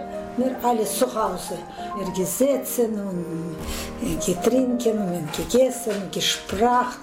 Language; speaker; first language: German; non-native, learner; Russian